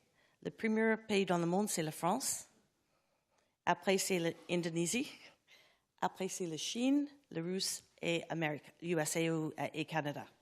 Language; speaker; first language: French; non-native, learner; English